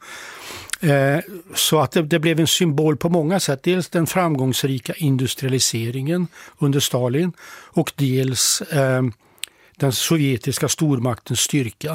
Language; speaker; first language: Swedish; native; Swedish